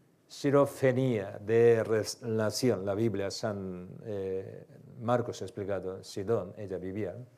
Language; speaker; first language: Spanish; non-native, learner; Korean